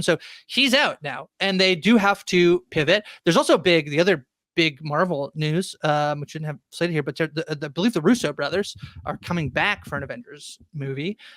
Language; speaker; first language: English; native; English